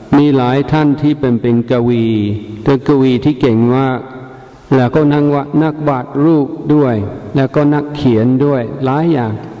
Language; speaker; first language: Thai; non-native, fluent; English